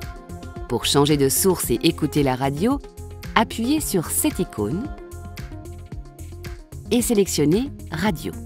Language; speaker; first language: French; native; French